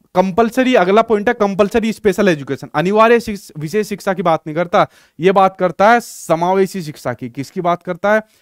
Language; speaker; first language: Hindi; native; Hindi